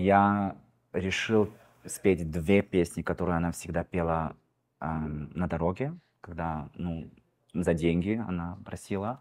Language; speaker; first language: Russian; early bilingual, heritage; Russian